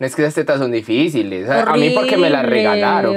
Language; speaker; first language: Spanish; native; Spanish